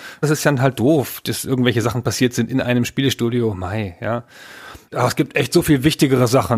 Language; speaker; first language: German; native; German